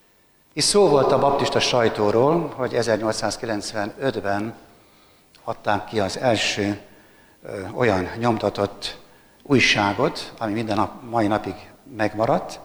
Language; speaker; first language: Hungarian; native; Hungarian